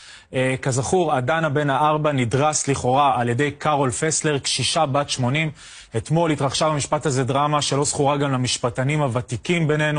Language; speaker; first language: Hebrew; native; Hebrew